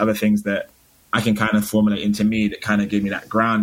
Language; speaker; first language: English; native; English